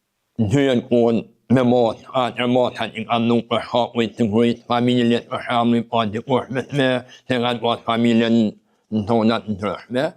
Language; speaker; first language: Albanian; native; Albanian